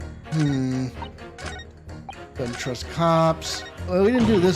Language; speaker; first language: English; native; English